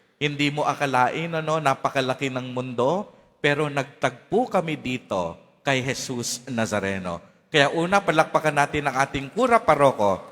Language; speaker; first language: Filipino; native; Filipino